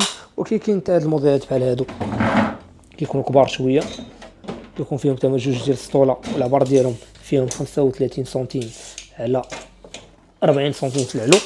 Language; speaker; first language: Arabic; native; Arabic